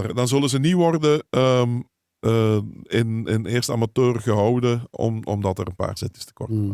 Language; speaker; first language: Dutch; native; Dutch